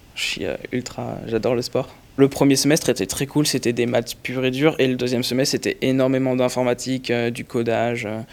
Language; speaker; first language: French; native; French